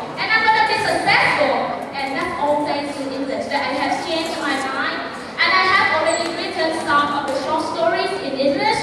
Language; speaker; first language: English; non-native, learner; Vietnamese